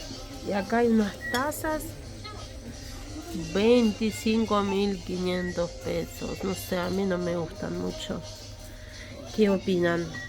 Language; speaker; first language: Spanish; non-native, fluent; Russian